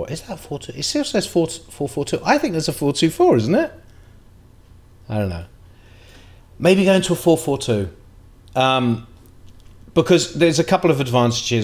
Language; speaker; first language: English; native; English